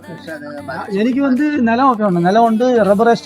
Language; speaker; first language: Malayalam; non-native, local second language; Tamil